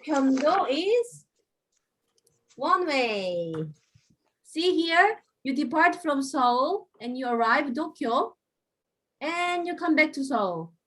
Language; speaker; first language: English; non-native, fluent; Korean